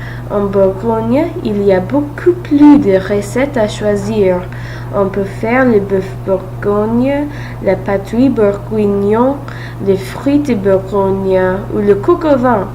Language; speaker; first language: French; non-native, learner; English